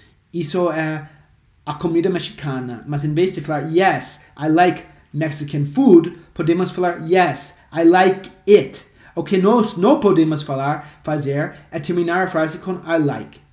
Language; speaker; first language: Portuguese; non-native, fluent; English